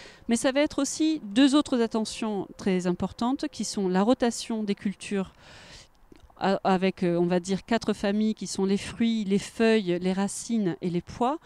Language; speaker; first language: French; native; French